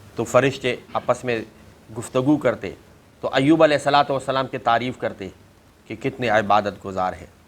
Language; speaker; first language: Urdu; non-native, local second language; Pashto